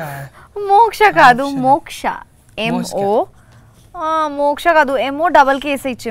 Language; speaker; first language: Telugu; non-native, learner; Bangla